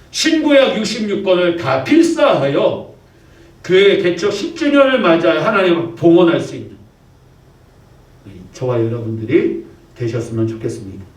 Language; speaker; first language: Korean; native; Korean